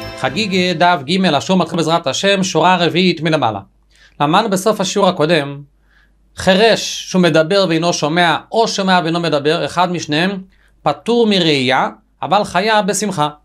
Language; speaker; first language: Hebrew; native; Hebrew